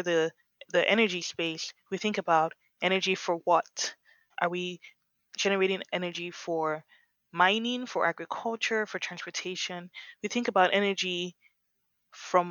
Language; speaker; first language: English; non-native, local second language; Yoruba